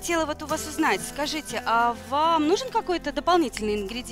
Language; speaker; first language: Russian; native; Russian